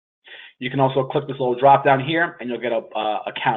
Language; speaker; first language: English; native; English